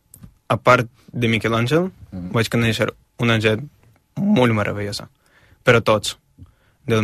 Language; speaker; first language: Catalan; non-native, fluent; Ukrainian